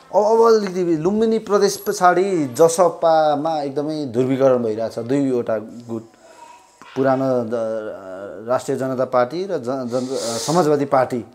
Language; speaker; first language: Nepali; native; Nepali